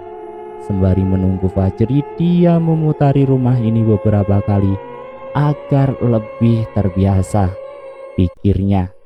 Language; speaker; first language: Indonesian; native; Indonesian